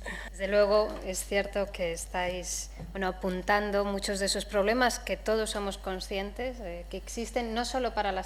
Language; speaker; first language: Spanish; native; Spanish